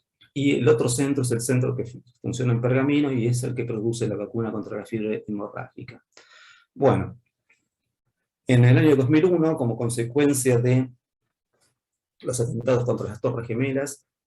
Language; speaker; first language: Spanish; native; Spanish